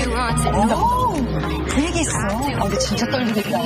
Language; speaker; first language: Korean; native; Korean